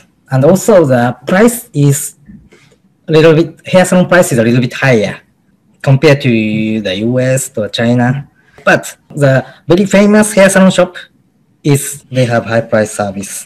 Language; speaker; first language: English; non-native, learner; Japanese